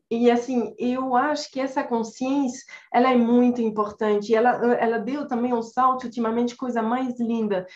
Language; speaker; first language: Portuguese; non-native, fluent; French